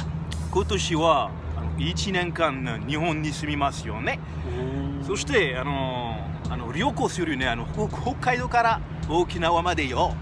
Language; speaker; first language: Japanese; non-native, learner; French